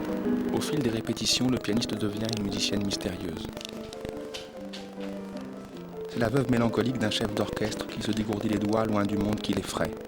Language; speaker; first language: French; native; French